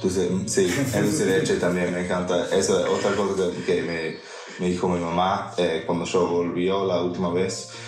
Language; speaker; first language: Spanish; non-native, fluent; English